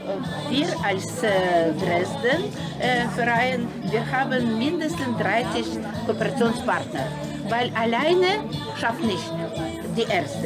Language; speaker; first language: German; non-native, learner; Russian